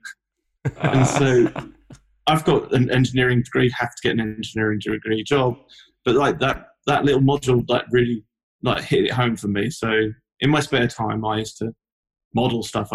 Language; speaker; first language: English; native; English